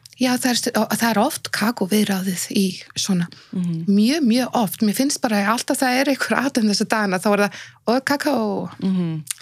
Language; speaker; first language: Icelandic; non-native, fluent; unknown